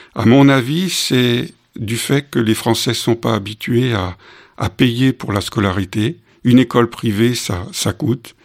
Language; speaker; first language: French; native; French